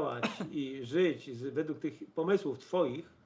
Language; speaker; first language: Polish; native; Polish